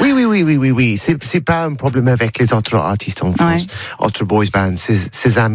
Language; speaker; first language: French; non-native, learner; English